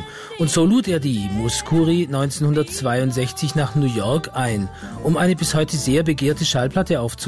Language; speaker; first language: German; native; German